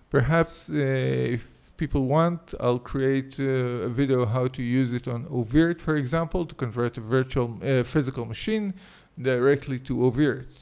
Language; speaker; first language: English; non-native, fluent; Hebrew